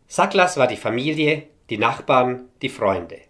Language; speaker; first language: German; early bilingual, heritage; Romanian